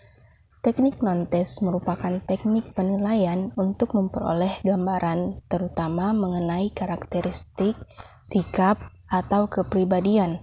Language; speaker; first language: Indonesian; native; Indonesian